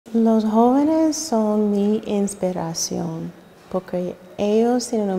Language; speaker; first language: Spanish; non-native, learner; English